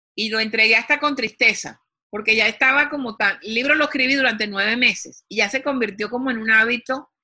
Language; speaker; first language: Spanish; native; Spanish